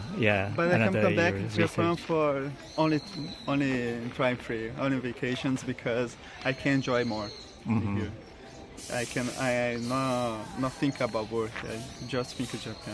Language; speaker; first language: English; non-native, learner; Portuguese